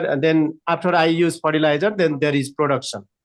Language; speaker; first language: English; non-native, learner; Nepali